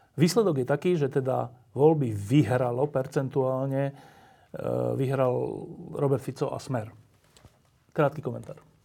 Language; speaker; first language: Slovak; native; Slovak